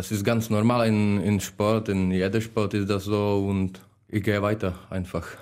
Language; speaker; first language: German; non-native, learner; Czech